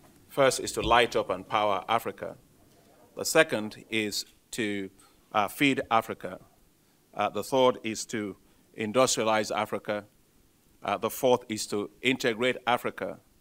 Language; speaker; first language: English; non-native, local second language; Yoruba